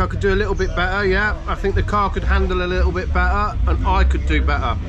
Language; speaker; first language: English; native; English